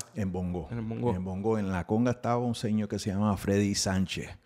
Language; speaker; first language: Spanish; early bilingual, heritage; Spanish